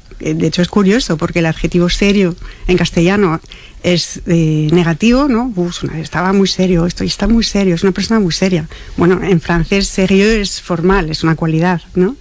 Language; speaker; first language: Spanish; non-native, fluent; French